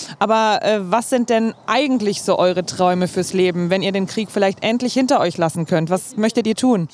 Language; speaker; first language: German; native; German